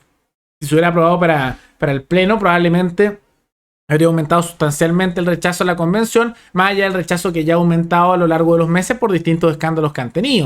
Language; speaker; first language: Spanish; native; Spanish